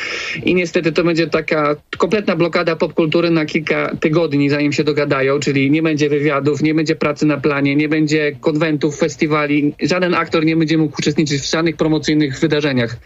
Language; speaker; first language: Polish; native; Polish